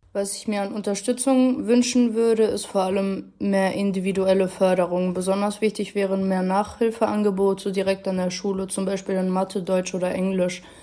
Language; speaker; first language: German; early bilingual, other home language; Arabic